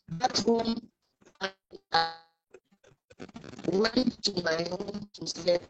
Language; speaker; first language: English; non-native, learner; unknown